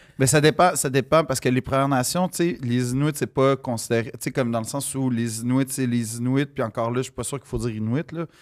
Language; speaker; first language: French; native; French